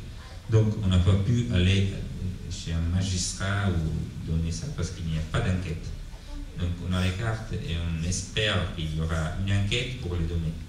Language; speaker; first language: French; non-native, fluent; Italian